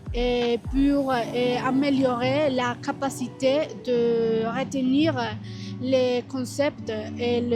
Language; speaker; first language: French; non-native, learner; Spanish